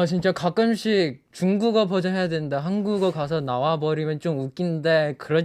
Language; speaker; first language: Korean; non-native, fluent; Chinese